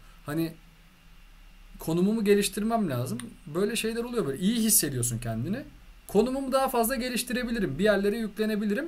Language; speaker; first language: Turkish; native; Turkish